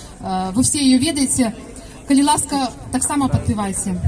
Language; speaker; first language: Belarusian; non-native, local second language; Russian